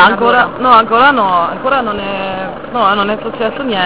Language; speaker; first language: Italian; non-native, fluent; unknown